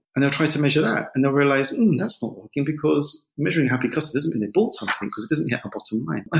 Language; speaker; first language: English; native; English